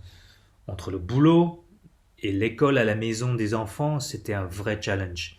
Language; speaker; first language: French; non-native, fluent; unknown